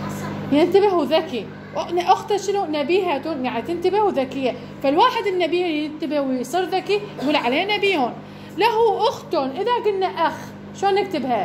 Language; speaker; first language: Arabic; native; Arabic